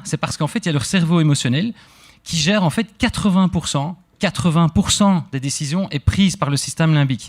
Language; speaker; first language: French; native; French